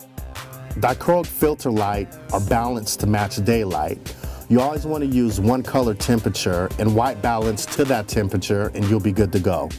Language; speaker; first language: English; native; English